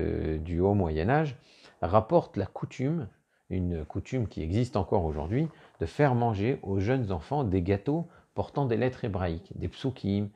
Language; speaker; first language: French; native; French